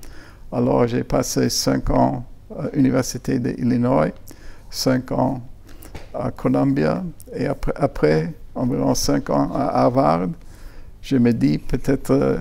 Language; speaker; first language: French; non-native, fluent; German